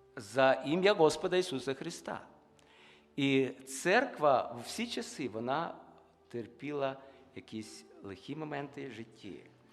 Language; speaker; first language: Ukrainian; non-native, local second language; Russian